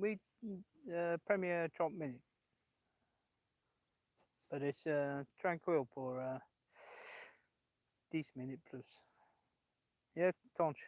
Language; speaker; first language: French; non-native, learner; English